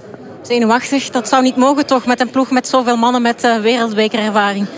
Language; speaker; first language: Dutch; native; Dutch